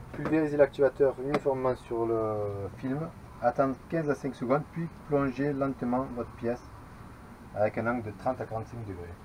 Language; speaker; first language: French; native; French